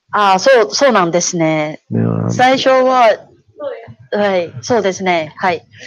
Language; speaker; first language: Japanese; non-native, fluent; Chinese